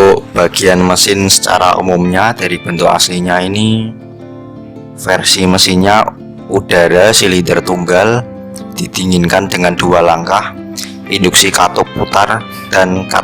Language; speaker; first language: Indonesian; native; Indonesian